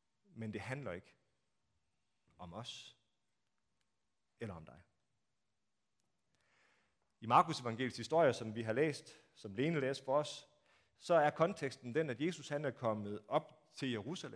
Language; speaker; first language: Danish; native; Danish